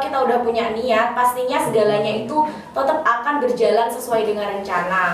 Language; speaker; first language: Indonesian; native; Indonesian